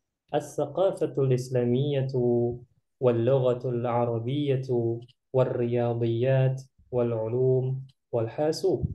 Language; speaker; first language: Arabic; non-native, fluent; Indonesian